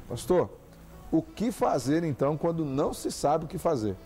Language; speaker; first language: Portuguese; native; Portuguese